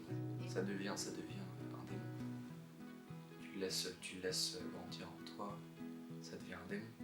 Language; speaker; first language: French; native; French